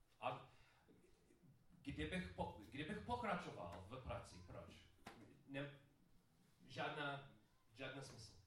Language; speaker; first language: Czech; non-native, learner; English